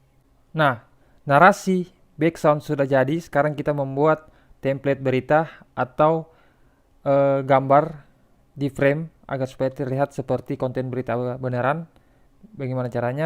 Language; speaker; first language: Indonesian; native; Indonesian